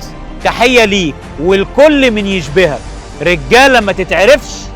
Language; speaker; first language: Arabic; native; Arabic